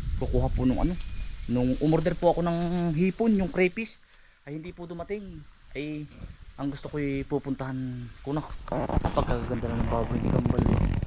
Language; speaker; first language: Filipino; native; Filipino